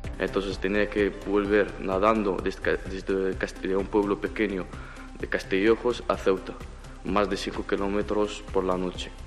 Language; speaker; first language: Spanish; non-native, fluent; Arabic